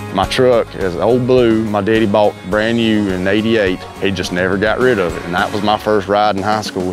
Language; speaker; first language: English; native; English